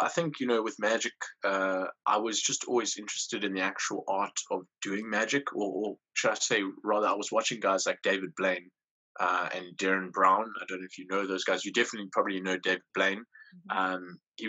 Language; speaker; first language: English; native; English